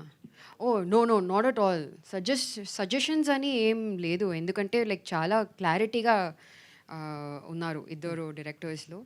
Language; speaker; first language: Telugu; non-native, fluent; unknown